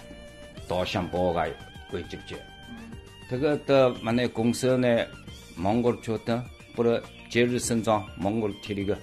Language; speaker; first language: Mongolian; non-native, local second language; Chinese